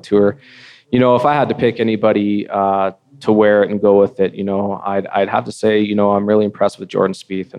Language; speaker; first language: English; native; English